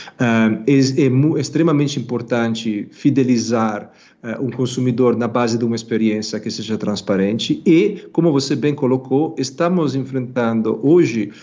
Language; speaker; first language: Portuguese; non-native, fluent; Italian